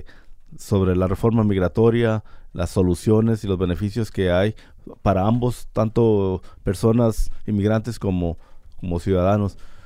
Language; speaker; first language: Spanish; native; Spanish